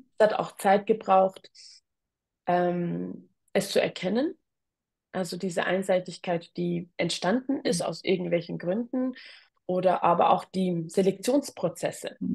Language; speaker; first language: German; early bilingual, other home language; Tigrinya